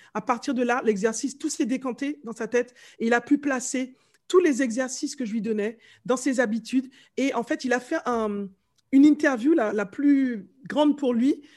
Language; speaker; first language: French; native; French